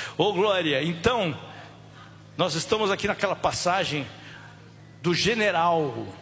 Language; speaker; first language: Portuguese; native; Portuguese